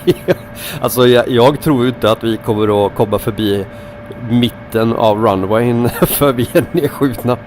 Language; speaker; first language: Swedish; native; Swedish